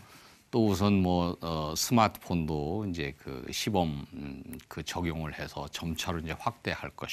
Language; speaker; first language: Korean; native; Korean